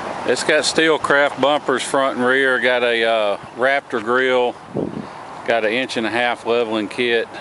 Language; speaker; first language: English; native; English